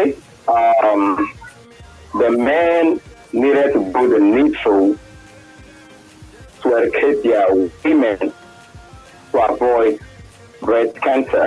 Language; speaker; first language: English; non-native, local second language; Yoruba